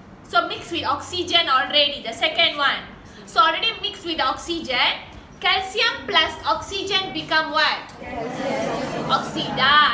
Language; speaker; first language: English; non-native, local second language; Tamil